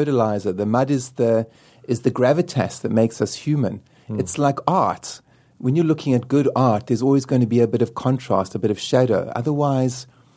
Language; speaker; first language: English; native; English